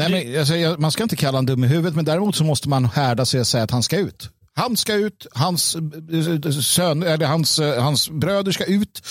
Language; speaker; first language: Swedish; native; Swedish